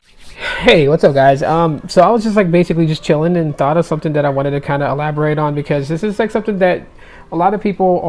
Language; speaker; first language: English; native; English